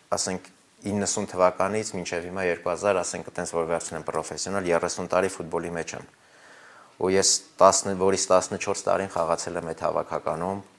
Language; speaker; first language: Armenian; native; Armenian